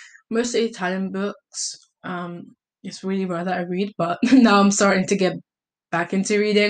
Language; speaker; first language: English; early bilingual, other home language; Italian